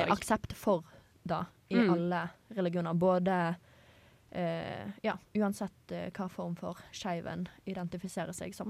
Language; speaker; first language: Norwegian; native; Norwegian